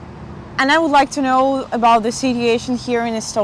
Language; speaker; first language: English; non-native, fluent; Spanish